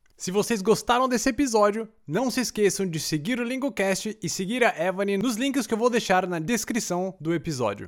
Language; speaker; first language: Portuguese; native; Portuguese